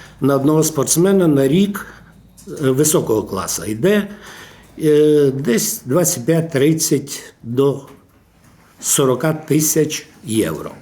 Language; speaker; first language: Ukrainian; native; Ukrainian